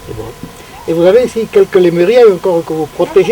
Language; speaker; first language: French; native; French